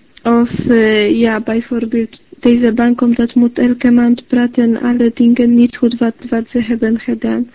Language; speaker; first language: Dutch; non-native, learner; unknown